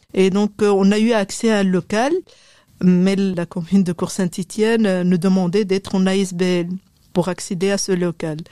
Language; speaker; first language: French; non-native, local second language; Arabic